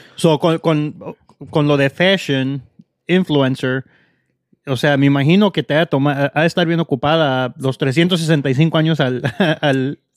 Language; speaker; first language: Spanish; early bilingual, heritage; Spanish